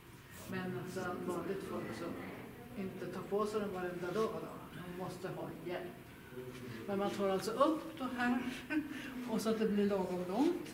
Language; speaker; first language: Swedish; native; Swedish